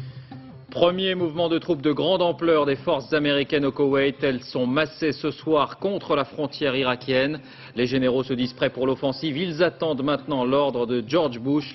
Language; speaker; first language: French; native; French